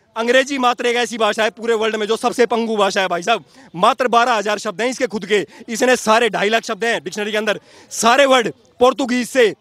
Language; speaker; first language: Hindi; native; Hindi